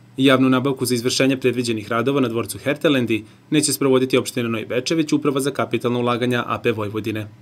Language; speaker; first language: Serbian; native; Serbian